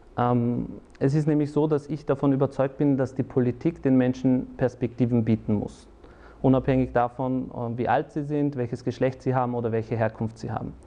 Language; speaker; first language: German; early bilingual, other home language; Turkish